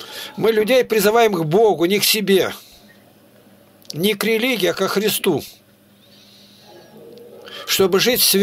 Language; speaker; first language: Russian; native; Russian